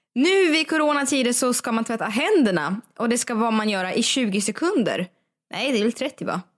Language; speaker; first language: Swedish; non-native, fluent; Russian